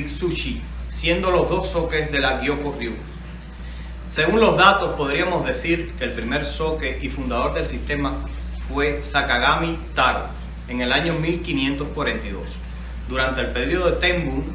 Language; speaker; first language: Spanish; native; Spanish